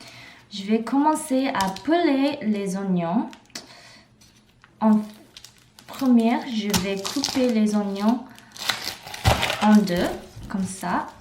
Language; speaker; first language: French; non-native, learner; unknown